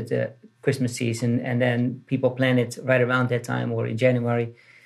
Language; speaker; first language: English; non-native, fluent; Dutch